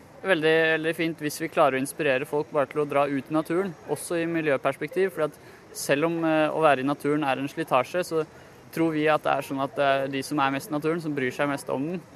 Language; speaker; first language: Norwegian; native; Norwegian